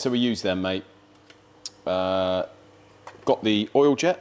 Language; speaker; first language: English; native; English